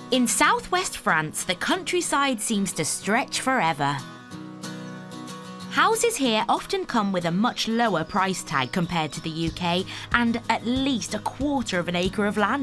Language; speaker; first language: English; native; English